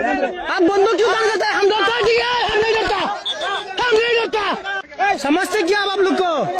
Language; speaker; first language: Hindi; non-native, learner; Bangla